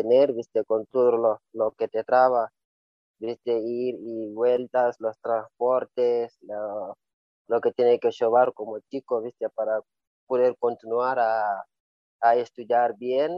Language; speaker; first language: Spanish; non-native, learner; Wolof